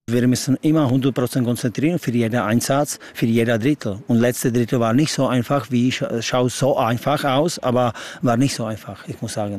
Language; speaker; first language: German; non-native, learner; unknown